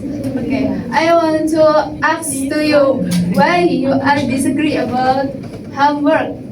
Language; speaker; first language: English; non-native, learner; Indonesian